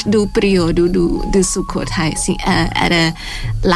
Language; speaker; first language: Portuguese; non-native, fluent; Thai